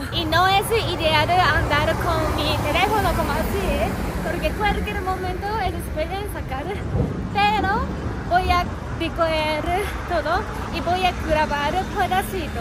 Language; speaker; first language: Spanish; non-native, fluent; Japanese